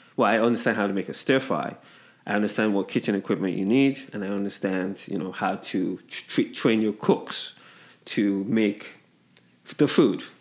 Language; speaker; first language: English; non-native, local second language; Yoruba